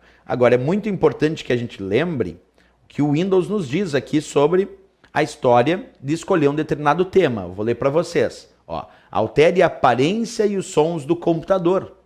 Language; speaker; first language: Portuguese; native; Portuguese